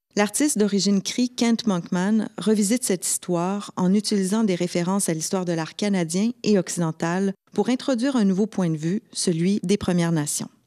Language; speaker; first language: French; native; French